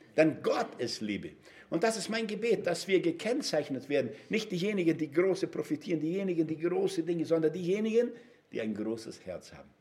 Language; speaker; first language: German; non-native, fluent; Portuguese